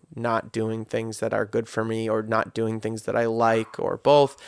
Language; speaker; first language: English; native; English